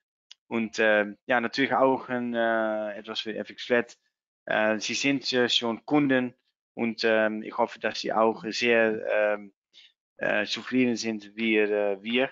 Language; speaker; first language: German; non-native, learner; Dutch